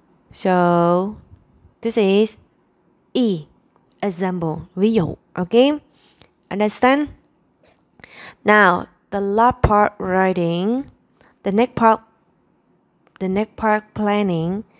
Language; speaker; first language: English; non-native, fluent; Vietnamese